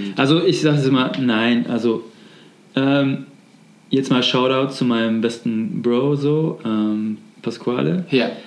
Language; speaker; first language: German; native; German